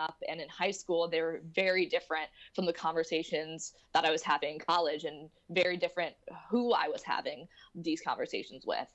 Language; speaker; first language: English; native; English